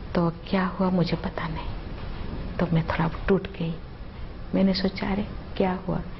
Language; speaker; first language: Hindi; non-native, local second language; Santali